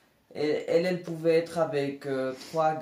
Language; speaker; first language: French; non-native, learner; Spanish